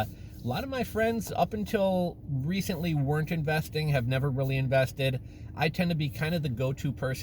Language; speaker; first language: English; native; English